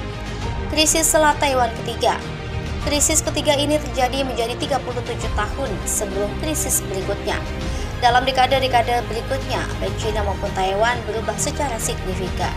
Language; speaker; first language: Indonesian; native; Indonesian